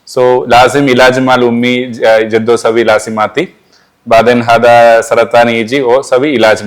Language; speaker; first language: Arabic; non-native, learner; Malayalam